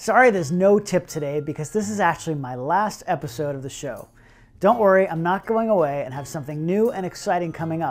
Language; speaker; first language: English; native; English